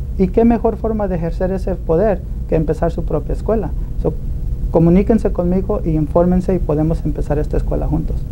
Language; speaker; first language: Spanish; early bilingual, heritage; Spanish